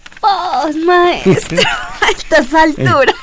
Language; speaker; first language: Spanish; native; Spanish